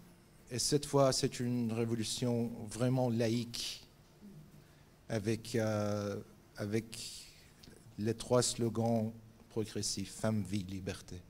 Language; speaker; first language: French; non-native, fluent; Persian